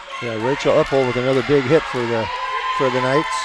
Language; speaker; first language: English; native; English